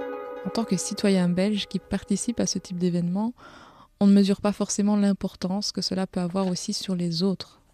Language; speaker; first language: French; native; French